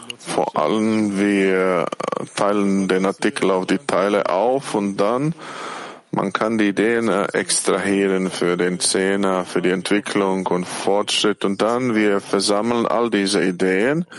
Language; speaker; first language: German; non-native, fluent; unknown